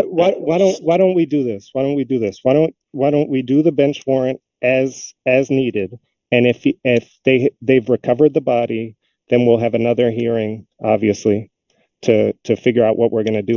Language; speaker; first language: English; native; English